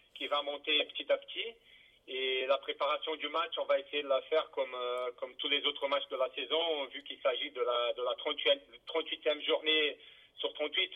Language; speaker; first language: French; non-native, fluent; Portuguese